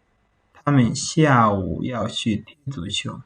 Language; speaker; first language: Chinese; non-native, fluent; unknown